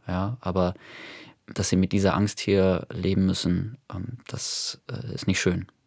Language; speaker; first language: German; native; German